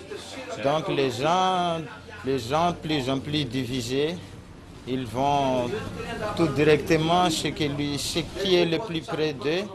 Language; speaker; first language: French; non-native, local second language; Malagasy